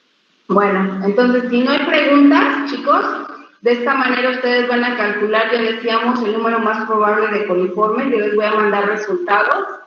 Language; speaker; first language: Spanish; native; Spanish